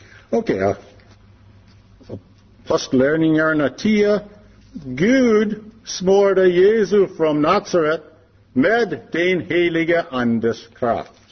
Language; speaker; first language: Swedish; non-native, learner; English